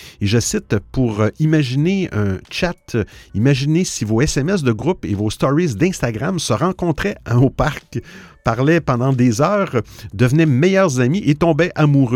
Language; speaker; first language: French; native; French